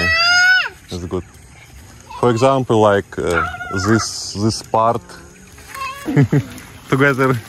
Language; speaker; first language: English; non-native, learner; Russian